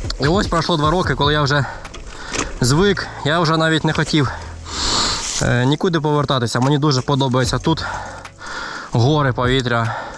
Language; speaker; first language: Ukrainian; non-native, local second language; Russian